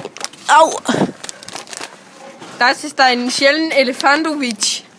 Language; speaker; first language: German; non-native, learner; Danish